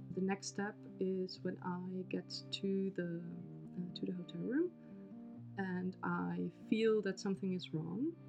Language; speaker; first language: English; non-native, fluent; Dutch